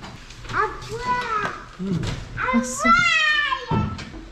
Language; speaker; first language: Korean; early bilingual, heritage; Korean